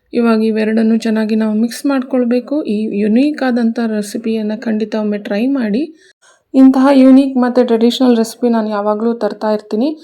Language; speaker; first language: Kannada; non-native, local second language; Konkani